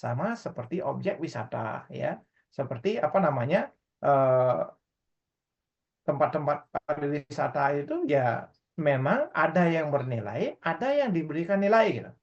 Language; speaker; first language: Indonesian; non-native, local second language; Balinese